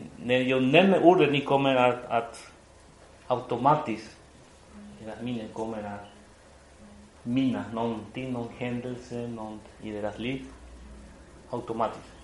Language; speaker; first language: Swedish; non-native, fluent; Spanish